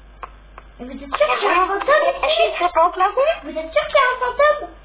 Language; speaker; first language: French; native; French